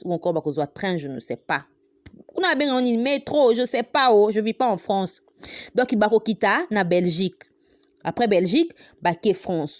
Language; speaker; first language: French; non-native, local second language; Lingala